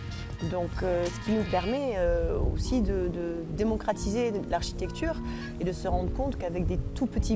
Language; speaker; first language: French; native; French